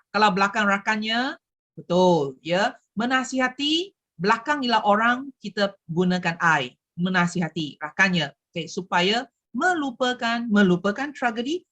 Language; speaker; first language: Malay; non-native, local second language; Chinese